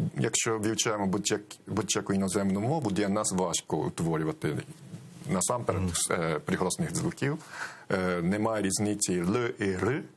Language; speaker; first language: Ukrainian; non-native, fluent; Japanese